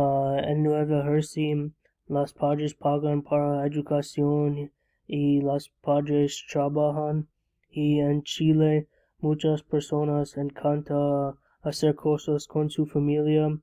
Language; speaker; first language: Spanish; non-native, learner; English